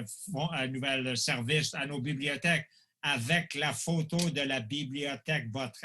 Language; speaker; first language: French; non-native, local second language; English